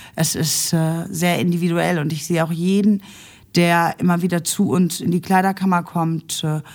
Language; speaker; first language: German; native; German